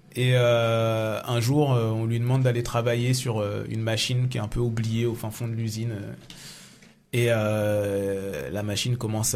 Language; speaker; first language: French; native; French